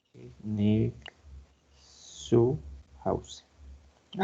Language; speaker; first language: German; non-native, learner; Spanish